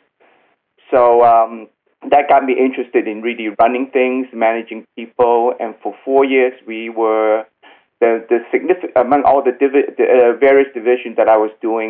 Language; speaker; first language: English; non-native, local second language; Cantonese